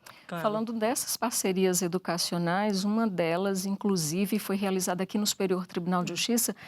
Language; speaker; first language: Portuguese; native; Portuguese